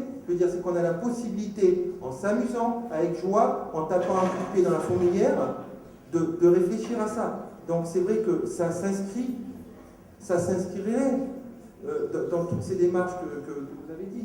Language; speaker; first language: French; native; French